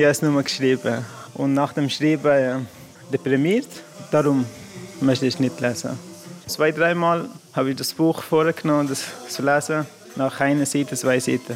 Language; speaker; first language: German; non-native, learner; Persian